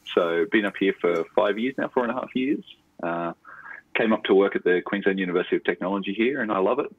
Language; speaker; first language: English; native; English